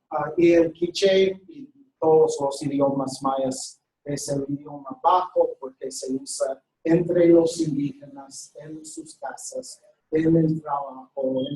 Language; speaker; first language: Spanish; non-native, fluent; English